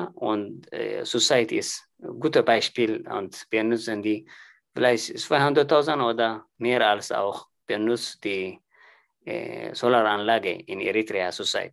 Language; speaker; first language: German; non-native, learner; Tigrinya